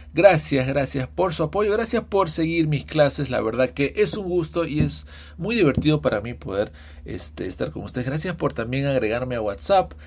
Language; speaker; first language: Spanish; early bilingual, heritage; Spanish